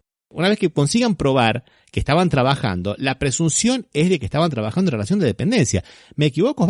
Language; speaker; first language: Spanish; native; Spanish